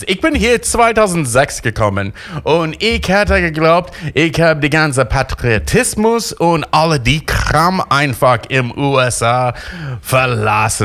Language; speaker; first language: German; non-native, fluent; English